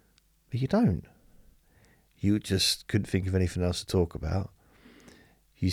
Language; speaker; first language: English; native; English